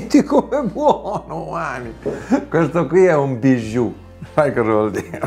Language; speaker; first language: Italian; native; Italian